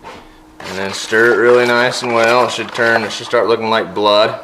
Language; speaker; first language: English; native; English